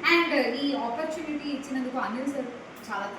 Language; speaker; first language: Telugu; non-native, local second language; Kannada